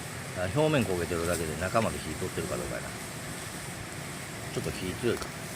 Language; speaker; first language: Japanese; native; Japanese